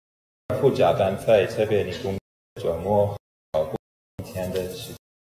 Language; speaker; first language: Chinese; non-native, fluent; English